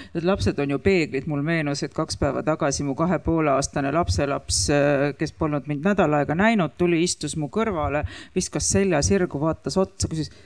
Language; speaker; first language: Estonian; native; Estonian